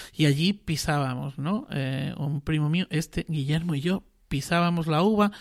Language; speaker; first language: Spanish; native; Spanish